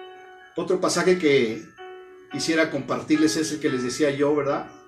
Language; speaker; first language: Spanish; native; Spanish